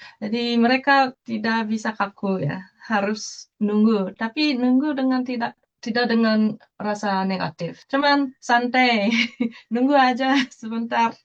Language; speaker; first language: Indonesian; non-native, fluent; Japanese